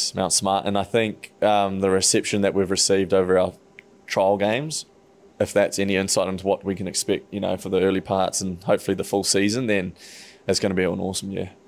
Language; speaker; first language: English; native; English